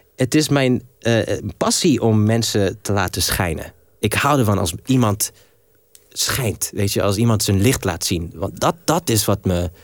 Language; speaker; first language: Dutch; early bilingual, heritage; Dutch